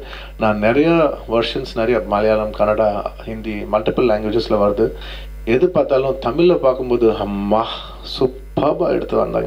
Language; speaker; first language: Tamil; non-native, local second language; Telugu